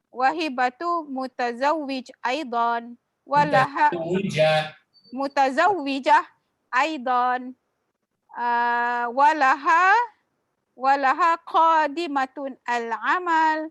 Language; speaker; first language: Arabic; non-native, learner; Malay